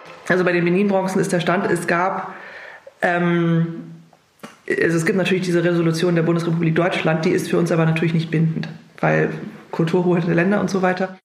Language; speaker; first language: German; native; German